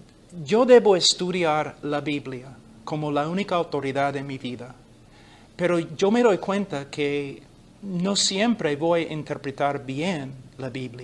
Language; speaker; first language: Spanish; non-native, fluent; English